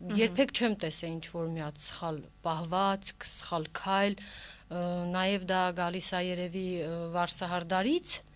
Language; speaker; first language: Armenian; early bilingual, heritage; Armenian